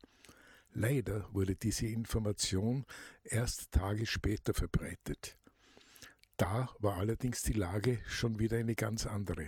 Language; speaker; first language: German; native; German